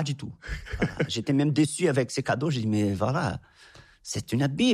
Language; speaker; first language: French; non-native, fluent; Portuguese